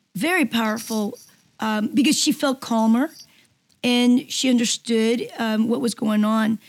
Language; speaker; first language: English; non-native, fluent; Korean